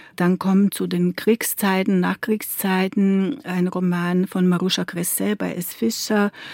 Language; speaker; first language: German; non-native, fluent; Slovenian